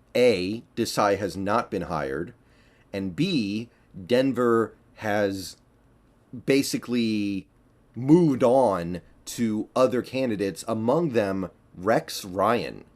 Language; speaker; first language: English; native; English